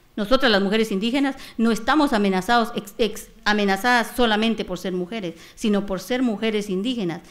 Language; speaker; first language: Spanish; non-native, local second language; Kaqchikel